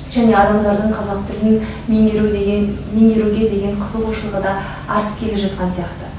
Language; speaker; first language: Kazakh; non-native, local second language; Russian